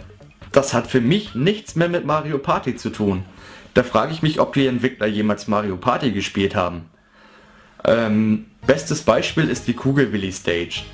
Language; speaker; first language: German; native; German